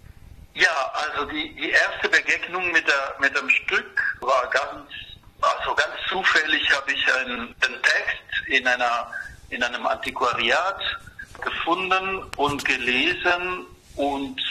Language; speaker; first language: German; non-native, fluent; Spanish